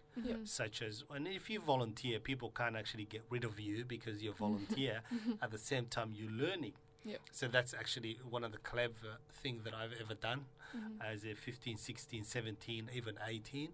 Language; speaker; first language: English; non-native, fluent; Somali